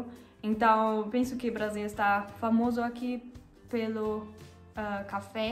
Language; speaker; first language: Portuguese; non-native, learner; German